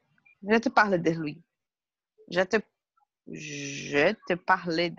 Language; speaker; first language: French; non-native, learner; Portuguese